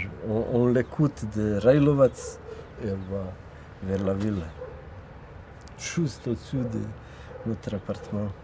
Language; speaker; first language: French; non-native, fluent; Bosnian